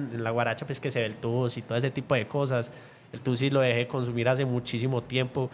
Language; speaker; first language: Spanish; native; Spanish